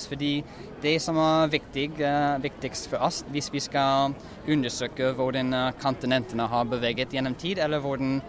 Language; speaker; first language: Norwegian; non-native, learner; English